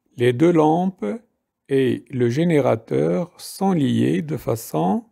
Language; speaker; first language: French; non-native, local second language; Arabic